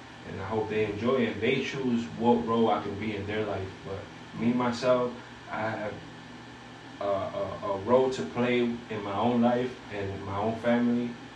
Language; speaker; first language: English; early bilingual, other home language; Spanish